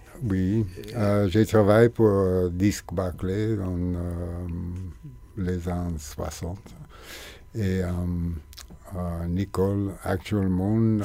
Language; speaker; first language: French; non-native, learner; English